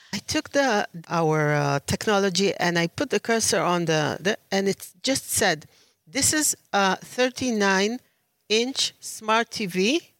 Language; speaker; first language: English; non-native, learner; Hebrew